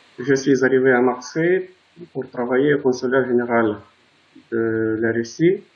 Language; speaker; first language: French; non-native, fluent; Russian